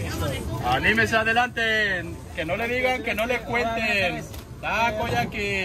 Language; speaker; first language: Spanish; native; Spanish